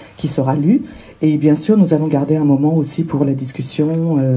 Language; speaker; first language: French; native; French